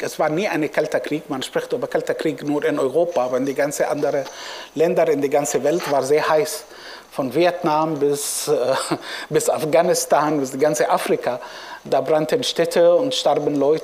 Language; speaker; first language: German; non-native, fluent; Arabic